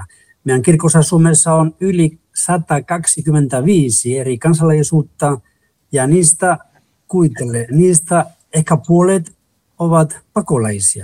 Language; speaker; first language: Finnish; non-native, fluent; Spanish